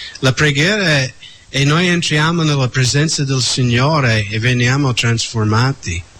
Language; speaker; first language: Italian; non-native, fluent; English